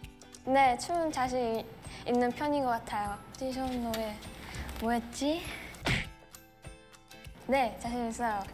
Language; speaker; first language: Korean; non-native, fluent; Japanese